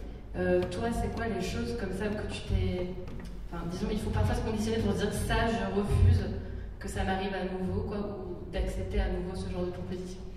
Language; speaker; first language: French; native; French